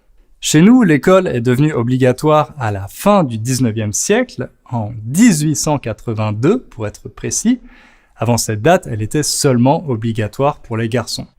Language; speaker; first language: French; native; French